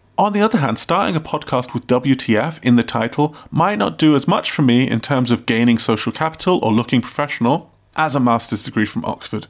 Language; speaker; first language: English; native; English